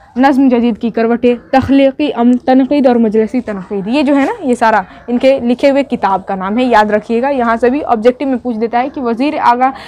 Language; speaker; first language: Hindi; native; Hindi